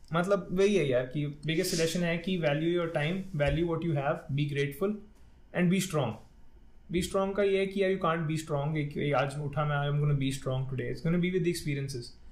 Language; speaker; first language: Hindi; non-native, local second language; Punjabi